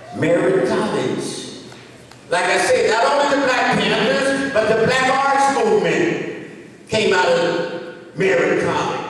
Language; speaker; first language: English; native; English